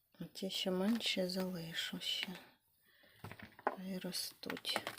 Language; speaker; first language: Ukrainian; native; Ukrainian